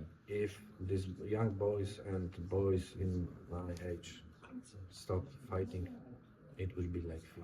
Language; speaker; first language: English; non-native, learner; Polish